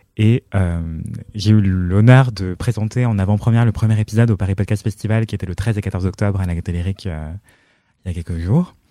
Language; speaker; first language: French; native; French